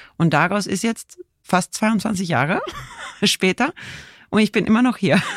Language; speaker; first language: German; non-native, fluent; Swedish